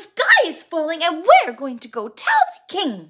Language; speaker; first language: English; native; English